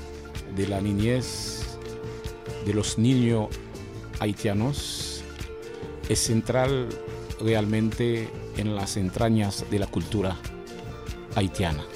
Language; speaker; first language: Spanish; non-native, fluent; Haitian Creole